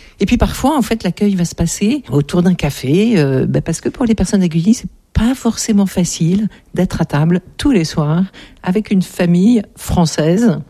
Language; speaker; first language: French; native; French